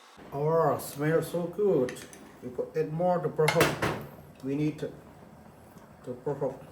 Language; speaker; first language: English; non-native, learner; Khmer